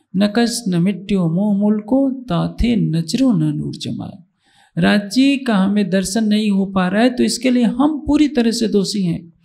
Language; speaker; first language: Hindi; native; Hindi